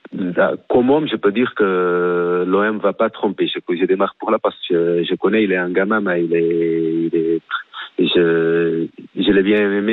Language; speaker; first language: French; non-native, fluent; Portuguese